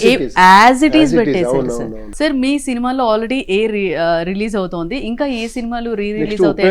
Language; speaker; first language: Telugu; native; Telugu